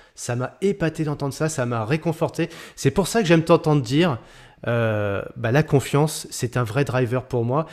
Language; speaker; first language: French; native; French